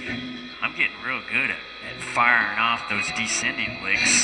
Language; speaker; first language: English; native; English